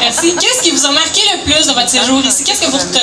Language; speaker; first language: French; native; French